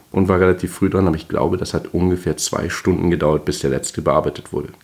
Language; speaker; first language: German; native; German